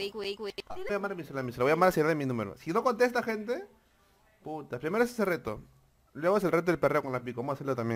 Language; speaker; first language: Spanish; native; Spanish